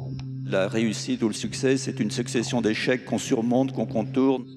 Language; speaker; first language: French; native; French